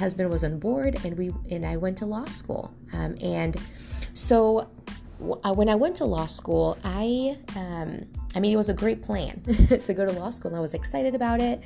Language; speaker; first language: English; non-native, fluent; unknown